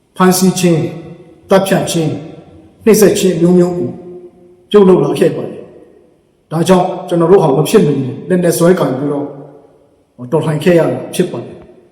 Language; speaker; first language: Burmese; non-native, local second language; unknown